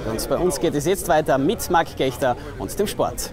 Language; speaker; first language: German; native; German